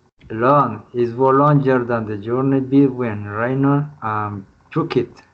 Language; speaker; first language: English; non-native, learner; Spanish